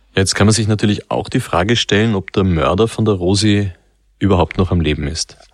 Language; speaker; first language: German; native; German